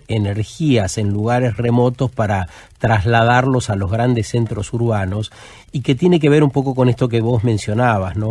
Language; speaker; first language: Spanish; native; Spanish